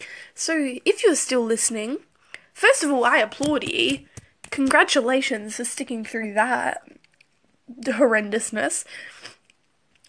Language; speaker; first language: English; native; English